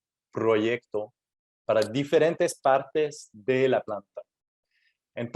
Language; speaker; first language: Spanish; non-native, fluent; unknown